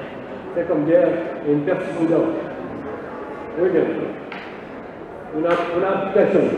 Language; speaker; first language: Spanish; non-native, learner; French